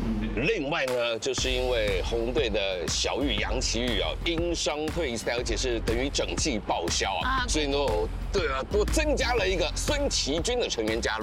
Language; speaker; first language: Chinese; native; Chinese